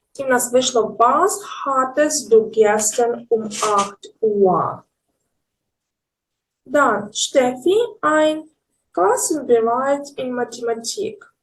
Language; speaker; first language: German; non-native, learner; Ukrainian